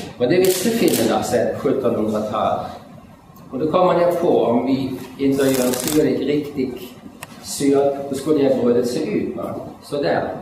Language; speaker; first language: Swedish; non-native, fluent; German